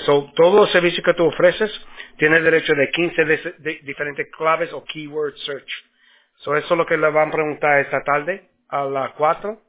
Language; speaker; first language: Spanish; early bilingual, heritage; Spanish